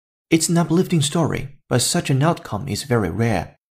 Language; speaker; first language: English; non-native, fluent; Chinese